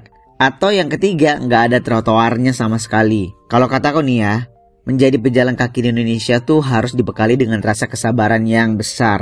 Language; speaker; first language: Indonesian; native; Indonesian